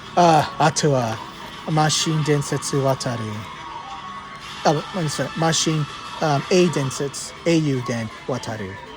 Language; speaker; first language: Japanese; non-native, fluent; English